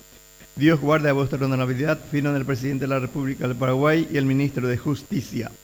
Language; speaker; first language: Spanish; native; Spanish